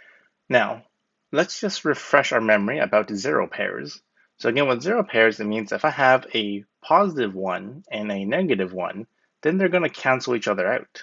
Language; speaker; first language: English; native; English